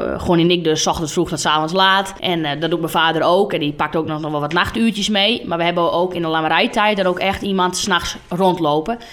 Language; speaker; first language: Dutch; non-native, local second language; Western Frisian